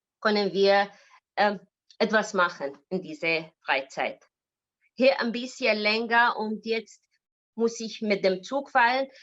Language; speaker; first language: German; non-native, learner; Arabic